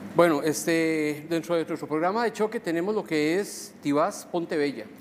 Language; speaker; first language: Spanish; native; Spanish